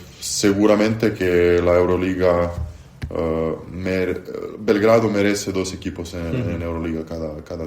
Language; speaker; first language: Spanish; non-native, fluent; Serbian